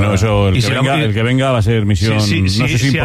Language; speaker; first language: Spanish; native; Spanish